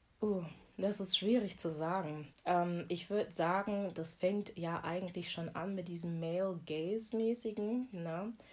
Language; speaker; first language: German; early bilingual, other home language; Akan